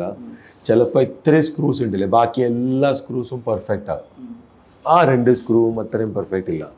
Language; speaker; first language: Malayalam; non-native, local second language; Tamil